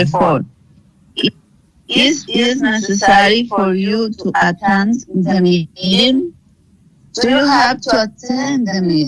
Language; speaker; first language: English; non-native, learner; Spanish